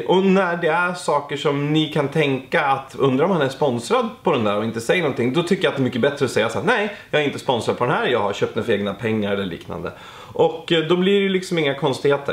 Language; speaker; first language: Swedish; native; Swedish